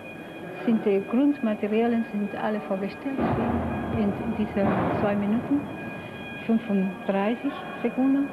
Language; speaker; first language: German; non-native, fluent; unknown